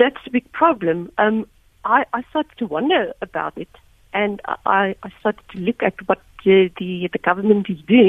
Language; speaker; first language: English; non-native, local second language; Afrikaans